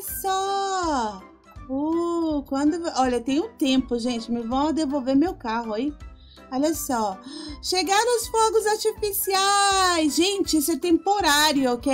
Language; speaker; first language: Portuguese; non-native, fluent; Spanish